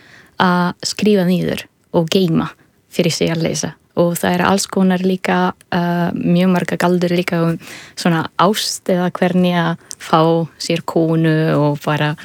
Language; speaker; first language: Icelandic; non-native, learner; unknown